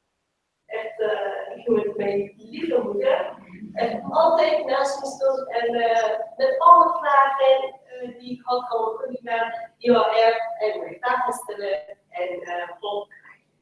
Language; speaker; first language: Dutch; non-native, local second language; Persian